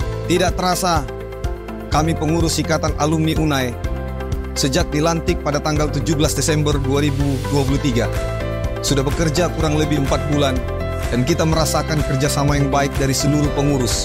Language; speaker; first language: Indonesian; native; Indonesian